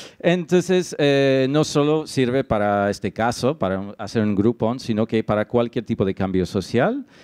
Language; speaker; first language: Spanish; non-native, fluent; English